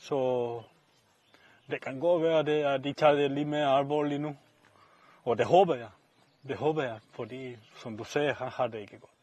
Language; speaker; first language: Danish; non-native, fluent; Spanish